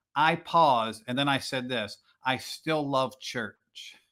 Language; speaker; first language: English; native; English